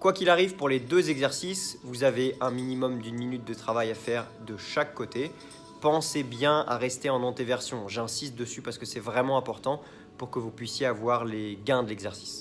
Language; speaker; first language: French; native; French